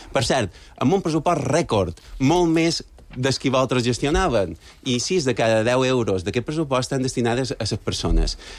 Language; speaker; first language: Catalan; native; Catalan